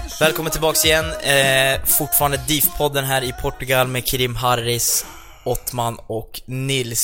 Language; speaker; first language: Swedish; native; Swedish